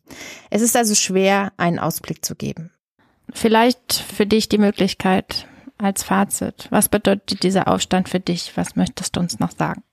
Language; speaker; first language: German; native; German